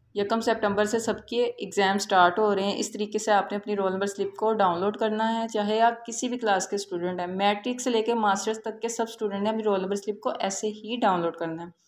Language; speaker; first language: Urdu; native; Urdu